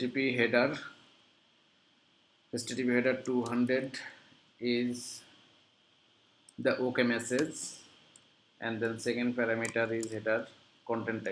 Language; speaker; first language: English; non-native, local second language; Bangla